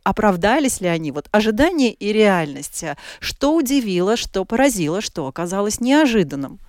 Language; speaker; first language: Russian; native; Russian